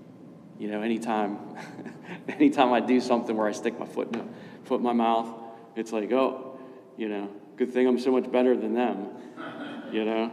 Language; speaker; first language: English; native; English